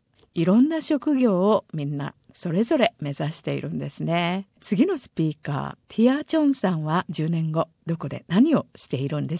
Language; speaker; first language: Japanese; native; Japanese